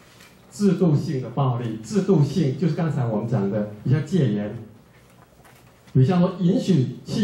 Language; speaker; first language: Chinese; native; Chinese